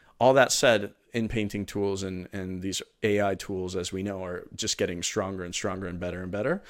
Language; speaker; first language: English; early bilingual, other home language; Spanish